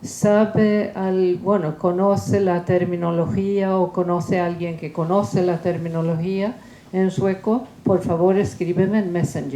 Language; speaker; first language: Spanish; non-native, fluent; Swedish